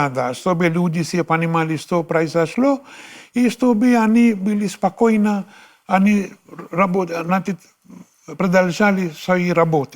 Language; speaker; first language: Russian; non-native, fluent; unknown